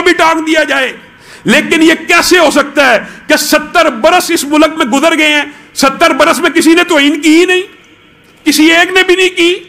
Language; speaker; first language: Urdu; non-native, local second language; Punjabi